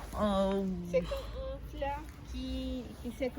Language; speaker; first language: French; non-native, learner; Spanish